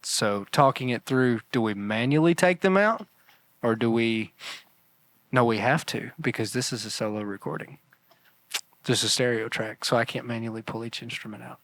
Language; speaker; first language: English; native; English